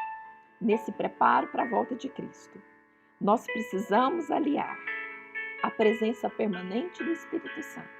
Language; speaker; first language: Portuguese; native; Portuguese